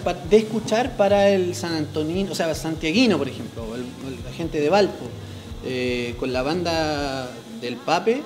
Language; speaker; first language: Spanish; native; Spanish